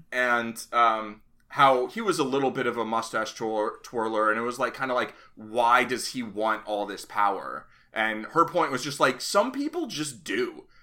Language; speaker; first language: English; native; English